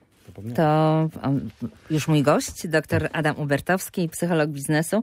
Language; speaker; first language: Polish; native; Polish